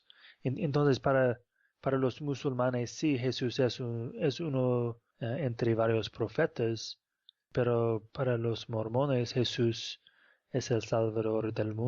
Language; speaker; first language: Spanish; non-native, fluent; English